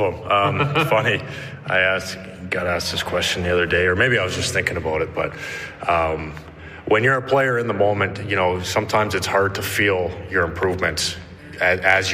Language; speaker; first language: English; native; English